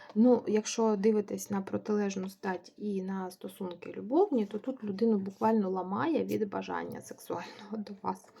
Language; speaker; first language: Ukrainian; non-native, local second language; Russian